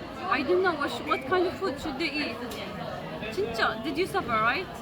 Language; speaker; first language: English; non-native, fluent; Arabic